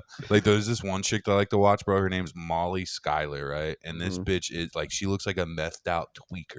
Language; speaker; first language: English; native; English